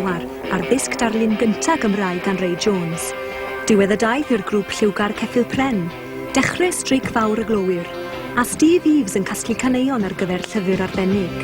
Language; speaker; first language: Welsh; native; Welsh